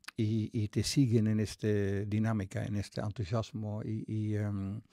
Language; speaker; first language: Spanish; non-native, fluent; Dutch